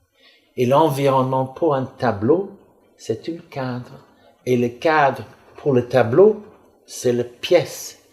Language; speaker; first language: French; non-native, fluent; English